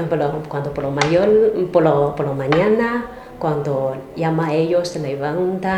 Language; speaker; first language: Spanish; non-native, learner; Chinese